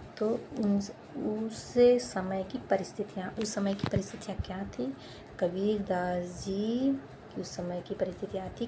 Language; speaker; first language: Hindi; native; Hindi